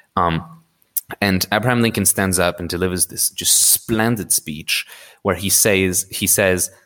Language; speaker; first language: English; early bilingual, other home language; Arabic